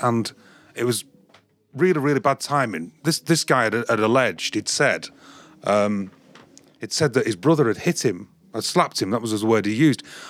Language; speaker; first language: English; native; English